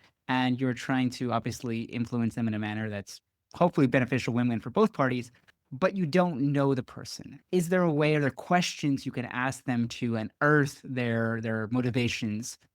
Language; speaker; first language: English; native; English